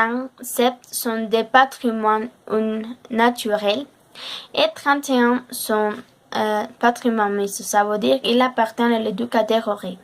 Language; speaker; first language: French; non-native, learner; Spanish